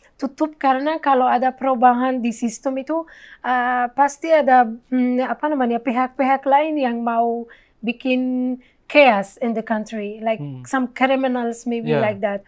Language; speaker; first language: Indonesian; non-native, fluent; Persian